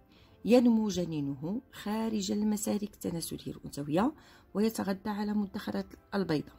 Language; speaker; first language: Arabic; native; Arabic